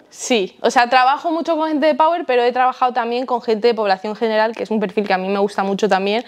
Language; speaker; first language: Spanish; early bilingual, heritage; Spanish